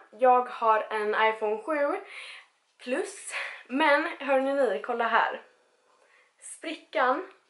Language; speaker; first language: Swedish; early bilingual, other home language; Spanish